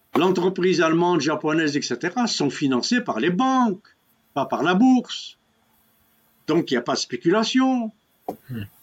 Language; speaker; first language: French; non-native, local second language; Kabyle